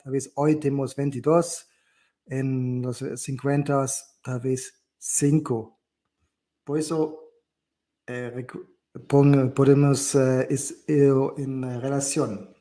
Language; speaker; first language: Spanish; non-native, fluent; German